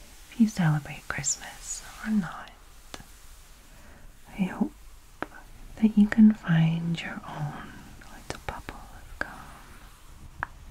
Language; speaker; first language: English; native; English